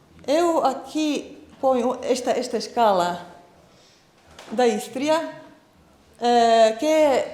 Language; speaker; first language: Portuguese; non-native, fluent; Croatian